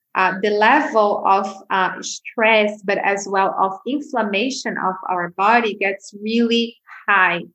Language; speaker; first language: English; non-native, fluent; Portuguese